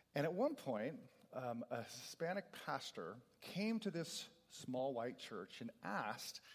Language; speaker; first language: English; native; English